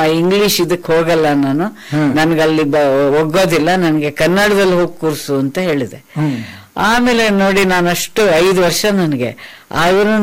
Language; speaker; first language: Kannada; non-native, local second language; Konkani